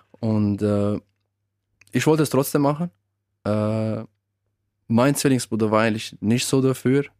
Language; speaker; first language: German; early bilingual, other home language; Albanian